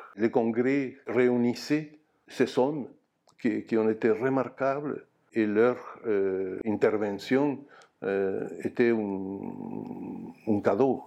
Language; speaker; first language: French; non-native, fluent; Spanish